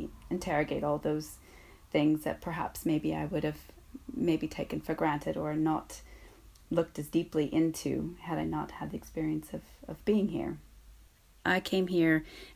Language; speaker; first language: English; native; English